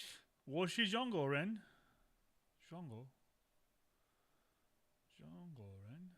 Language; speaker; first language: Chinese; non-native, learner; English